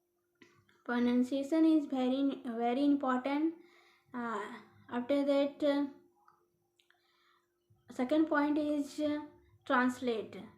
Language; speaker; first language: English; non-native, learner; Hindi